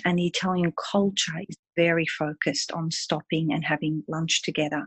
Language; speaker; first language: English; native; English